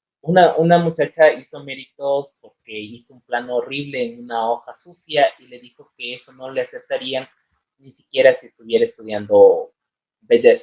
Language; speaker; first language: Spanish; native; Spanish